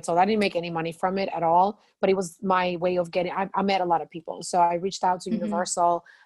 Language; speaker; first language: English; non-native, fluent; Albanian